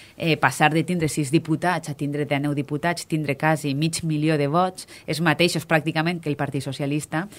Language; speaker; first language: Catalan; native; Catalan